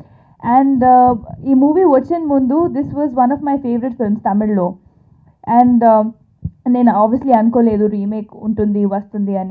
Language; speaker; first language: Telugu; non-native, local second language; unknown